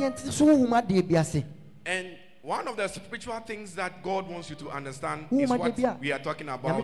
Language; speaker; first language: English; non-native, local second language; Akan